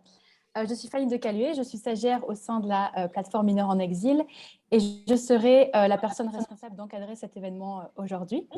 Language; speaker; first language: French; native; French